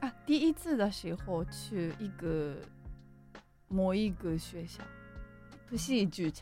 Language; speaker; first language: Chinese; non-native, fluent; Japanese